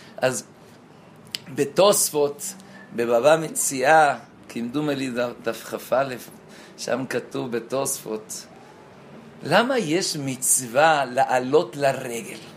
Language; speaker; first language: Hebrew; non-native, fluent; Spanish